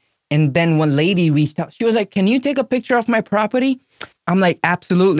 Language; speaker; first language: English; non-native, local second language; Gujarati